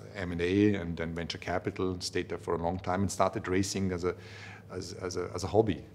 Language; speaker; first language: English; non-native, fluent; German